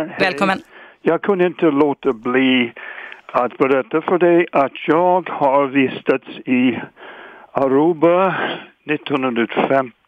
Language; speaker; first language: Swedish; non-native, fluent; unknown